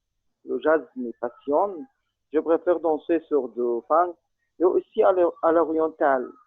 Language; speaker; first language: French; non-native, learner; Arabic